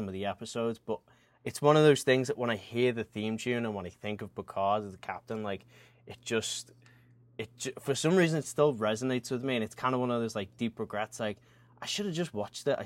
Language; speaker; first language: English; native; English